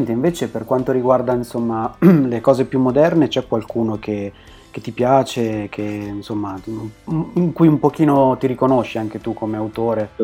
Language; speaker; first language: Italian; native; Italian